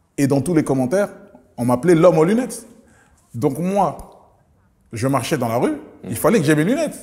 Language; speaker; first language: French; early bilingual, other home language; Lingala